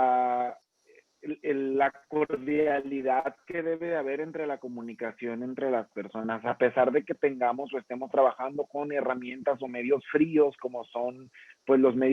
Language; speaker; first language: Spanish; native; Spanish